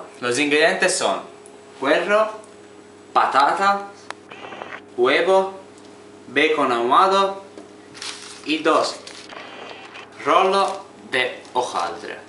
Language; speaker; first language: Spanish; non-native, fluent; Italian